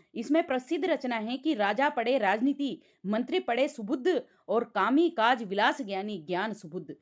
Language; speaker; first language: Hindi; native; Hindi